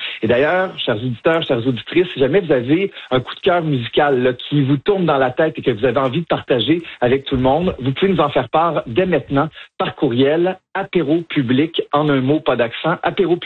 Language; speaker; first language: French; native; French